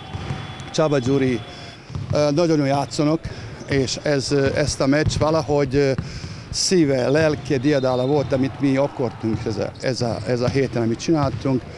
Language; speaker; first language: Hungarian; non-native, learner; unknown